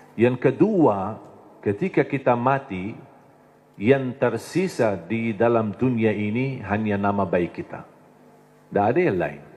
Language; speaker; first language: Indonesian; non-native, fluent; Arabic